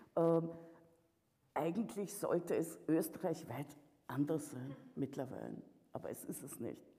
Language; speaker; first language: German; early bilingual, other home language; Russian